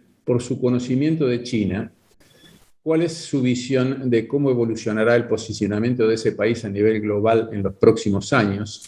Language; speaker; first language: Spanish; native; Spanish